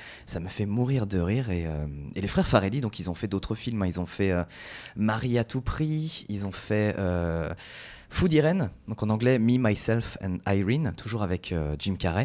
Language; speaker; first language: French; native; French